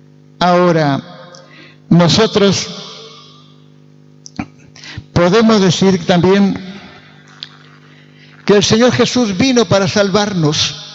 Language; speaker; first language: Spanish; native; Spanish